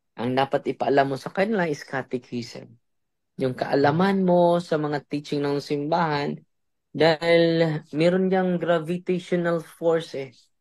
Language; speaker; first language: Filipino; non-native, local second language; Cebuano